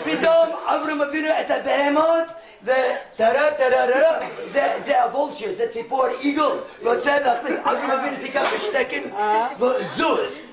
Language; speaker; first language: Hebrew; non-native, fluent; English